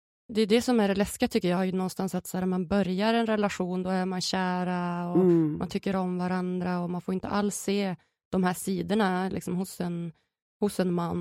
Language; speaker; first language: Swedish; native; Swedish